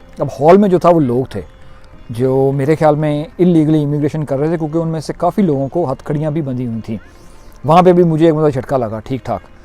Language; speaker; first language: Urdu; non-native, local second language; Punjabi